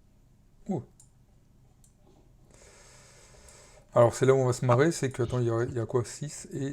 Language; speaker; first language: French; native; French